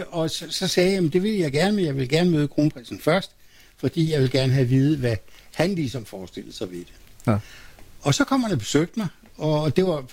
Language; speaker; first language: Danish; native; Danish